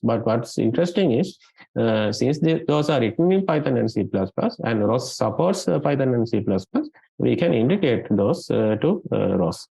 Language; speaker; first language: English; non-native, local second language; Sinhala